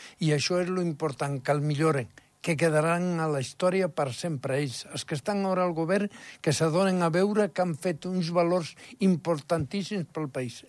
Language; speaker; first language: Catalan; native; Catalan